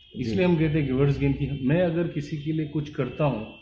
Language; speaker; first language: Hindi; non-native, local second language; Bangla